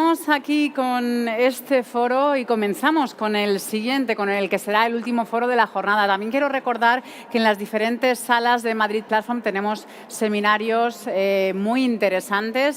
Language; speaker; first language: Spanish; native; Spanish